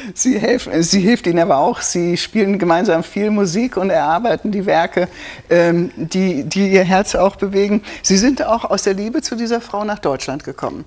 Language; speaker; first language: German; native; German